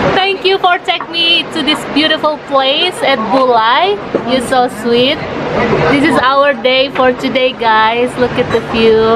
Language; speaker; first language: English; non-native, fluent; Indonesian